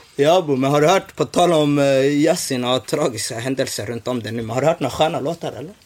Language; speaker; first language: Swedish; early bilingual, other home language; Somali